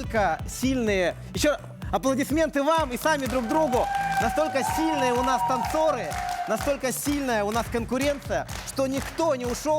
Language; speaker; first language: Russian; native; Russian